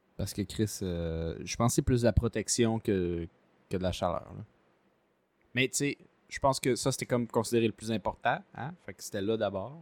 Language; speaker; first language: French; native; French